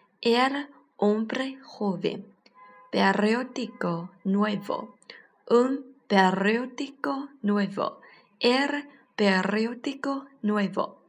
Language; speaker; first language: Spanish; non-native, learner; Chinese